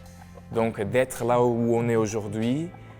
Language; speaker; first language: French; non-native, fluent; Portuguese